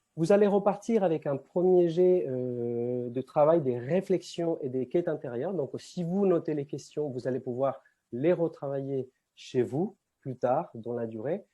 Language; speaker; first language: French; non-native, fluent; Spanish